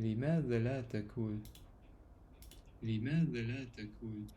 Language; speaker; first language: Arabic; non-native, learner; English